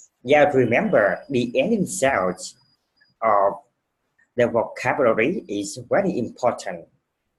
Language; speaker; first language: English; non-native, fluent; Vietnamese